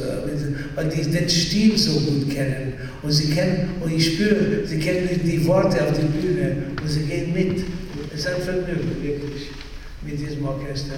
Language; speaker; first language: German; non-native, fluent; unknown